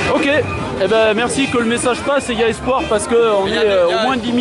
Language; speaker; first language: French; native; French